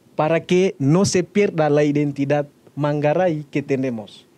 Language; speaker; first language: Spanish; non-native, fluent; Indonesian